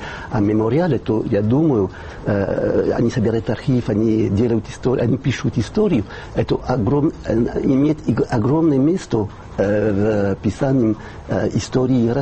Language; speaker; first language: Russian; non-native, fluent; French